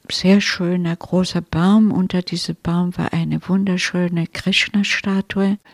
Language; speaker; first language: German; non-native, fluent; Italian